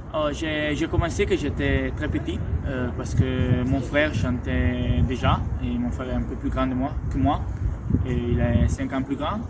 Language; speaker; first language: French; non-native, local second language; Italian